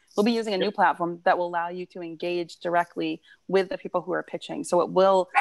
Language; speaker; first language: English; native; English